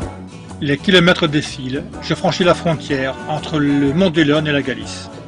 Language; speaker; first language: French; native; French